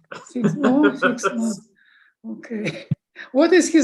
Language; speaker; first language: English; non-native, fluent; Russian